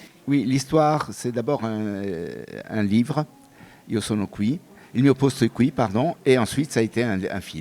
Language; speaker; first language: French; non-native, fluent; Italian